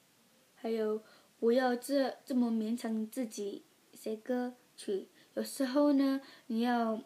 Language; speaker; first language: Chinese; early bilingual, heritage; Chinese